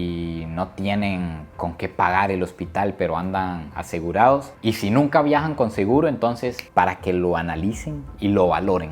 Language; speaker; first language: Spanish; native; Spanish